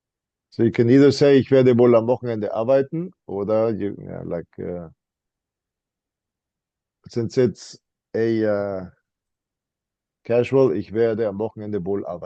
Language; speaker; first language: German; non-native, fluent; English